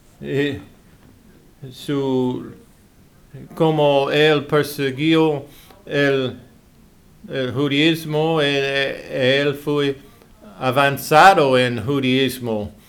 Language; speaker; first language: Spanish; non-native, learner; English